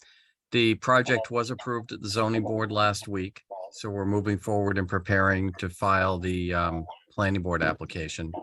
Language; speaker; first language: English; native; English